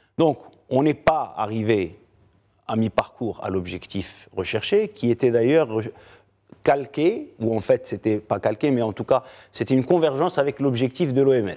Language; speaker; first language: French; non-native, local second language; Arabic